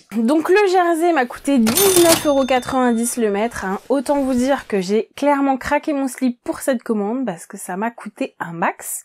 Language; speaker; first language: French; native; French